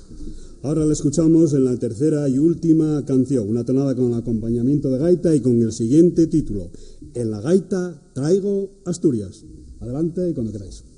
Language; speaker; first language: Spanish; native; Spanish